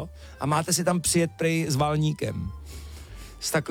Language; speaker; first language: Czech; native; Czech